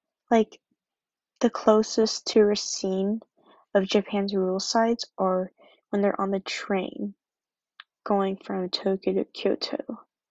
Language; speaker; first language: English; early bilingual, other home language; Japanese